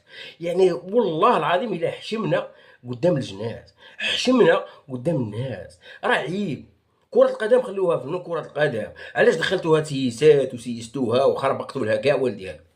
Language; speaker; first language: Arabic; native; Arabic